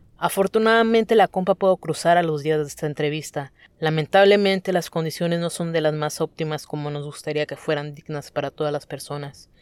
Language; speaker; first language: Spanish; native; Spanish